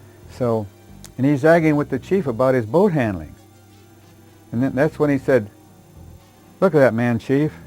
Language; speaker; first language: English; native; English